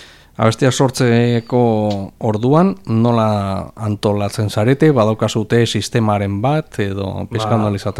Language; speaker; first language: Basque; native; Basque